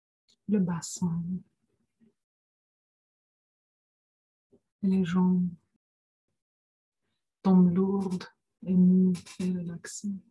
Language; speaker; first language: French; non-native, fluent; Romanian